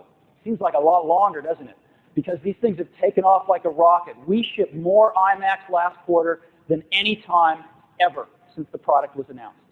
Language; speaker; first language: English; native; English